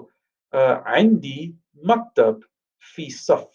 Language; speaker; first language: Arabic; non-native, fluent; English